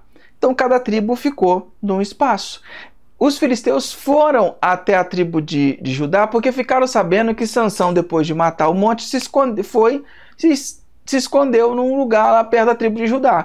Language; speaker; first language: Portuguese; native; Portuguese